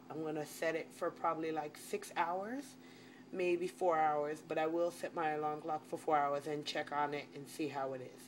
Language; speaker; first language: English; native; English